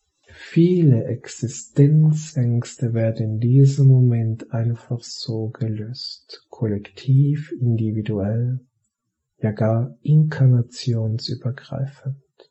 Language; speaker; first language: German; native; German